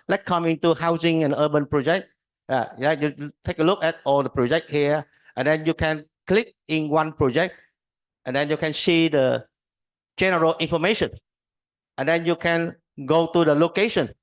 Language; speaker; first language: English; non-native, learner; Vietnamese